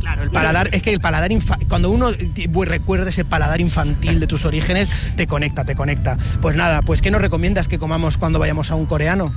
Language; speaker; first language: Spanish; native; Spanish